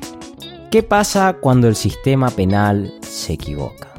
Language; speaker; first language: Spanish; native; Spanish